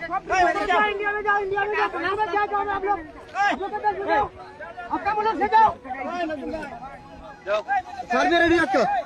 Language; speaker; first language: Hindi; non-native, learner; Bangla